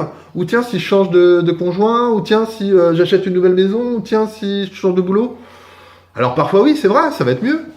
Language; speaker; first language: French; native; French